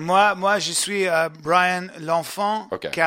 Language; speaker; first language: French; non-native, learner; English